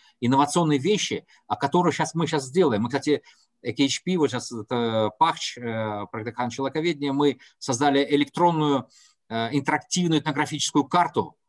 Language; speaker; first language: Russian; non-native, local second language; Tajik